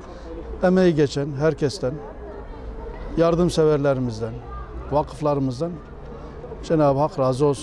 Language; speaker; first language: Turkish; native; Turkish